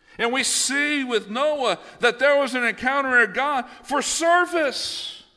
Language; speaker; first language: English; native; English